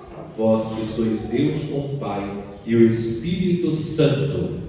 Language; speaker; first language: Portuguese; native; Portuguese